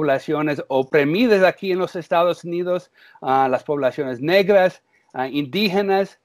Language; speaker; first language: Spanish; early bilingual, heritage; English